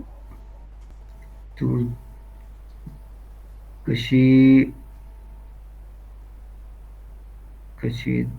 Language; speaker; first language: Persian; non-native, learner; Urdu